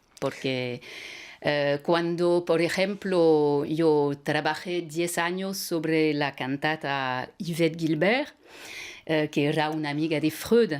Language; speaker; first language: Spanish; non-native, fluent; French